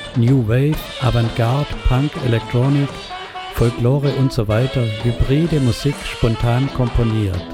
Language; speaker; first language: German; native; German